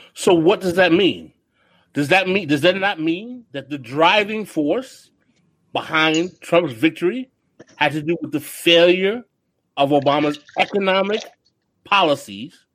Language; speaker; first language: English; early bilingual, other home language; Haitian Creole